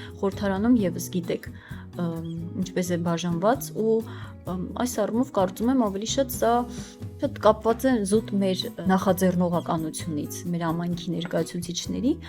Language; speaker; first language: Armenian; non-native, local second language; Kurdish